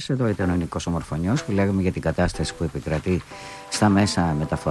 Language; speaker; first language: Greek; native; Greek